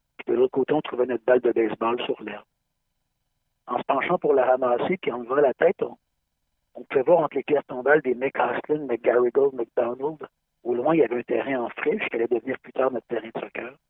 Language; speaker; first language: French; native; French